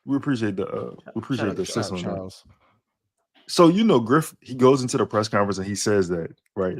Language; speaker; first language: English; native; English